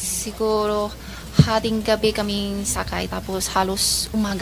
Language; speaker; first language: Filipino; non-native, learner; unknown